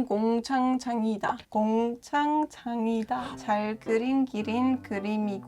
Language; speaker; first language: Korean; non-native, fluent; Estonian